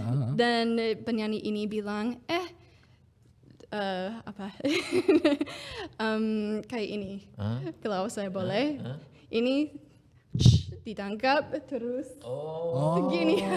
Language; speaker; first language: Indonesian; non-native, fluent; English